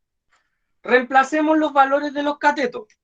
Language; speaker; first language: Spanish; native; Spanish